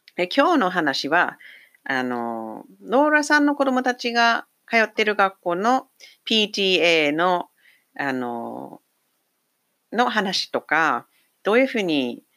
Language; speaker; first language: Japanese; non-native, fluent; English